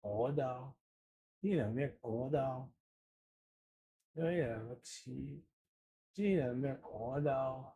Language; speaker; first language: Vietnamese; non-native, learner; Dutch